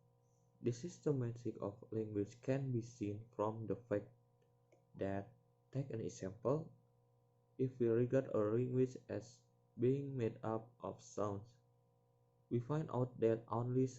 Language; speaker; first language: English; non-native, learner; Indonesian